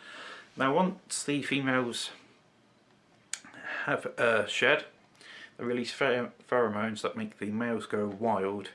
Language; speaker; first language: English; native; English